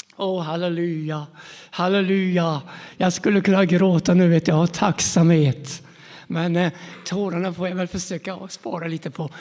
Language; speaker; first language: Swedish; native; Swedish